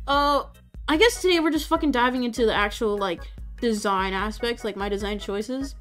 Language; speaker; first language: English; native; English